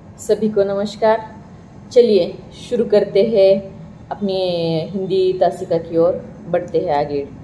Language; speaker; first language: Hindi; non-native, local second language; Marathi